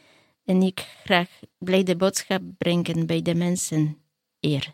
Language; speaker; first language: Dutch; non-native, learner; Polish